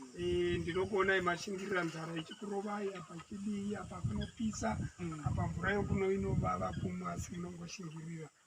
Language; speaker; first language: Shona; non-native, local second language; Tsonga